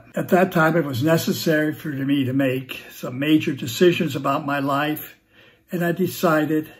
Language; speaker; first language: English; native; English